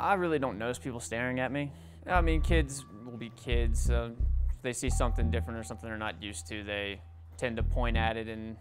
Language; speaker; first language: English; native; English